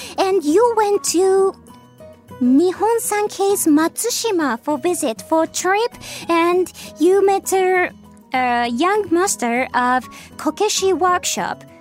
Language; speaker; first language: English; non-native, fluent; Japanese